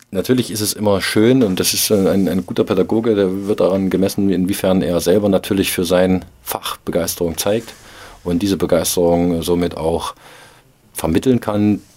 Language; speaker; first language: German; native; German